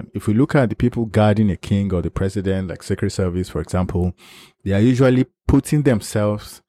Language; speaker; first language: English; non-native, local second language; Yoruba